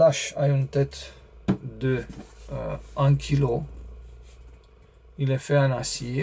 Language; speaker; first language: French; non-native, learner; Romanian